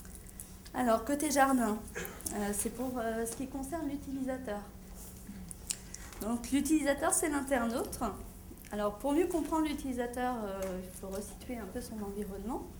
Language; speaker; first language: French; native; French